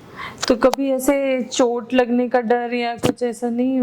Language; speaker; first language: Hindi; native; Hindi